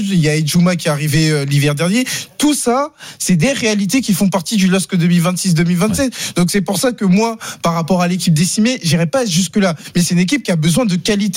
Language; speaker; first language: French; native; French